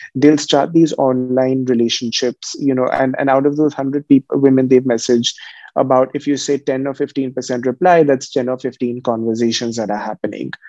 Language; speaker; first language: English; non-native, local second language; Hindi